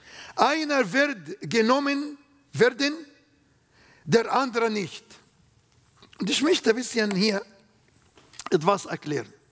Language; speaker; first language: German; non-native, learner; Arabic